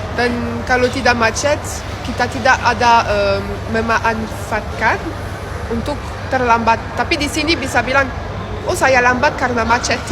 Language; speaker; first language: Indonesian; non-native, fluent; French